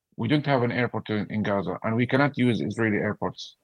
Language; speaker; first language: English; non-native, fluent; Arabic